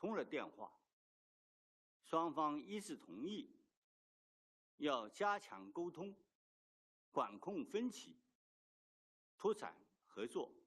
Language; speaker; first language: Chinese; native; Chinese